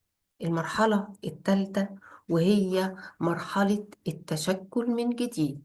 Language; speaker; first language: Arabic; native; Arabic